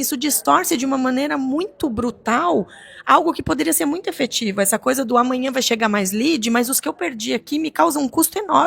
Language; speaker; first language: Portuguese; native; Portuguese